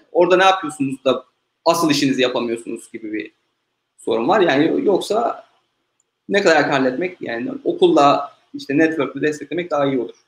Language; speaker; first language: Turkish; native; Turkish